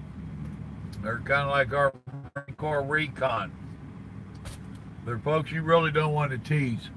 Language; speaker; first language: English; native; English